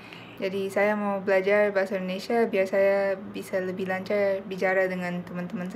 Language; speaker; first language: Indonesian; non-native, local second language; Korean